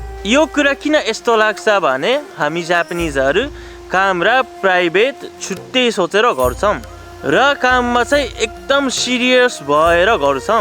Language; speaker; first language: Nepali; non-native, fluent; Japanese